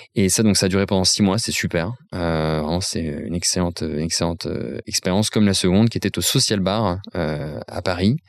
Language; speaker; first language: French; native; French